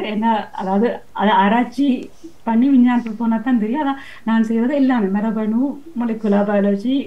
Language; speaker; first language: Tamil; early bilingual, heritage; Tamil